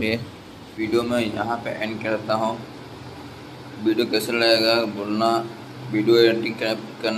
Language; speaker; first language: Hindi; non-native, local second language; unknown